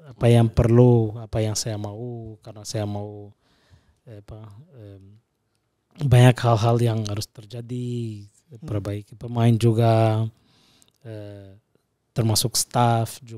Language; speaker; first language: Indonesian; non-native, fluent; Portuguese